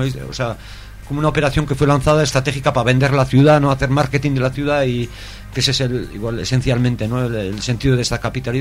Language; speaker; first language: Spanish; native; Spanish